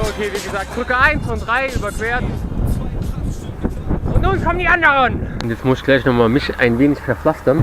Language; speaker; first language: German; native; German